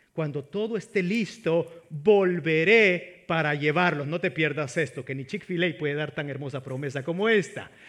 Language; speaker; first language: Spanish; native; Spanish